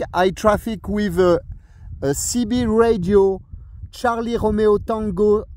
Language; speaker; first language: English; non-native, learner; French